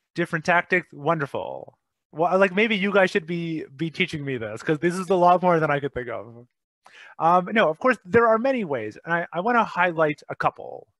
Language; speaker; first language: English; native; English